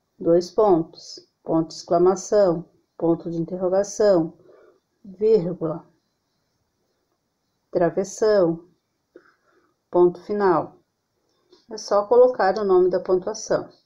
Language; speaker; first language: Portuguese; native; Portuguese